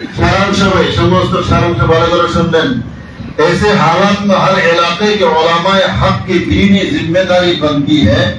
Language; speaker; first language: Urdu; non-native, local second language; Bangla